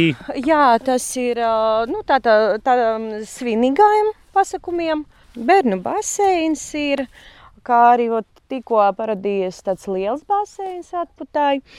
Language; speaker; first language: Latvian; non-native, local second language; Russian